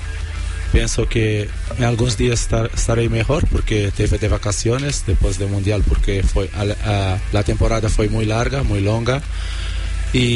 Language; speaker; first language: Spanish; non-native, fluent; Portuguese